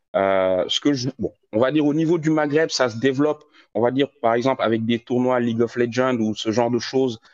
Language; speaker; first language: French; non-native, local second language; Wolof